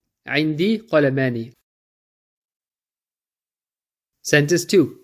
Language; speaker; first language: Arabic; non-native, fluent; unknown